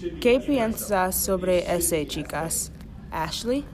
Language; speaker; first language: Spanish; non-native, learner; English